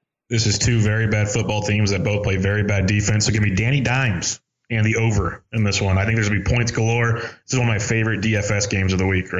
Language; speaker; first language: English; native; English